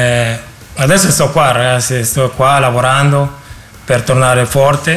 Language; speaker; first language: Italian; non-native, learner; Spanish